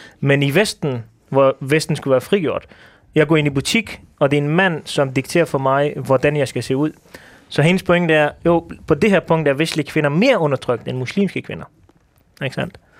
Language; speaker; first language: Danish; early bilingual, other home language; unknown